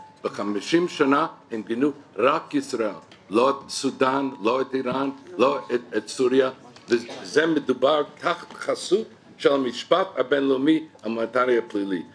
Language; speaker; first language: Hebrew; non-native, fluent; English